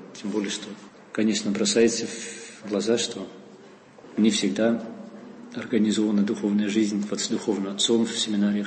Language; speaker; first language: Russian; non-native, fluent; Dutch